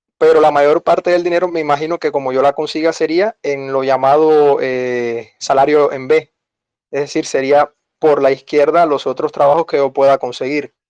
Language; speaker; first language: Spanish; native; Spanish